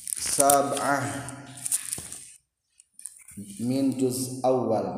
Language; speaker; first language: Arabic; non-native, fluent; Indonesian